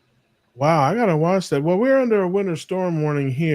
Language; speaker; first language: English; native; English